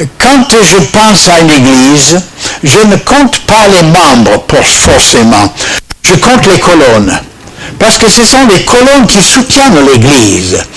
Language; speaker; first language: French; non-native, fluent; English